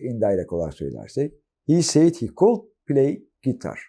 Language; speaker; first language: English; non-native, fluent; Turkish